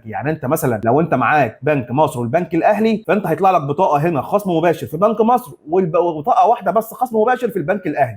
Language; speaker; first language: Arabic; native; Arabic